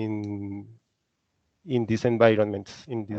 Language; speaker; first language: English; non-native, learner; Spanish